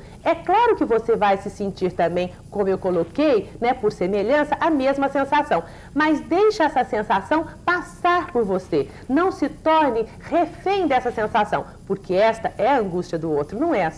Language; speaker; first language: Portuguese; native; Portuguese